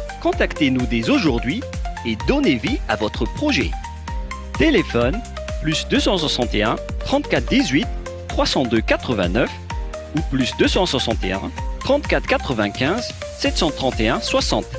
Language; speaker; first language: French; non-native, local second language; Malagasy